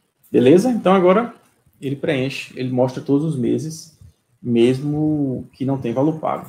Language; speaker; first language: Portuguese; native; Portuguese